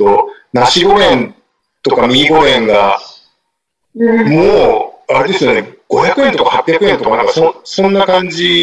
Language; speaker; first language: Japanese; native; Japanese